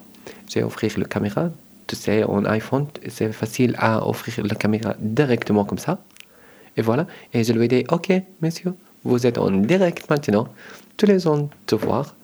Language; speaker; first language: French; non-native, learner; Arabic